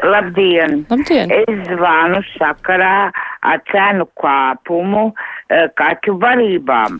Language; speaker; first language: Latvian; native; Latvian